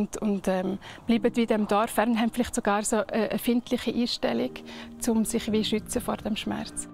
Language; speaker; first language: German; non-native, fluent; Romansh